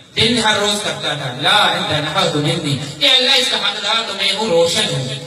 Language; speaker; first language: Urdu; non-native, fluent; Arabic